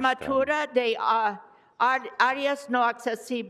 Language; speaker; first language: Spanish; non-native, learner; English